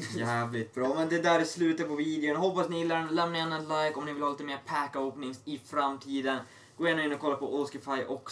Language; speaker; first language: Swedish; native; Swedish